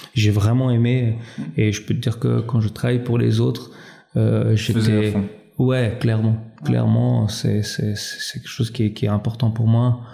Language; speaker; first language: French; early bilingual, other home language; Albanian